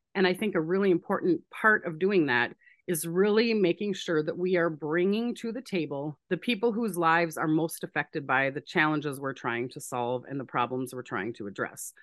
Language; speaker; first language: English; native; English